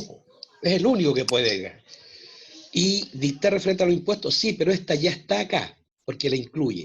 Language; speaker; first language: Spanish; native; Spanish